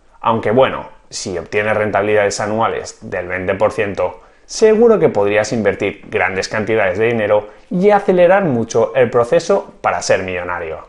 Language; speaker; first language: Spanish; native; Spanish